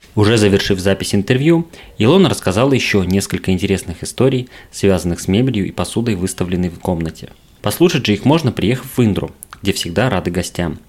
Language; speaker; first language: Russian; native; Russian